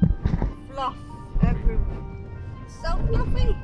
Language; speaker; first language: English; non-native, fluent; Portuguese